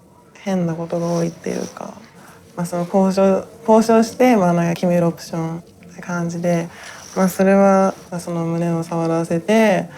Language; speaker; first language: Japanese; native; Japanese